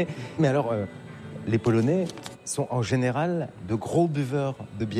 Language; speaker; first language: French; native; French